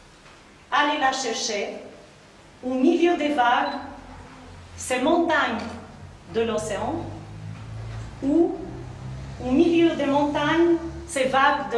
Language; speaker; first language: French; native; French